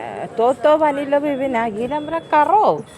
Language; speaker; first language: Hebrew; non-native, learner; Malayalam